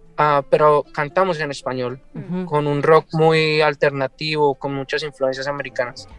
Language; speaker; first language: Spanish; native; Spanish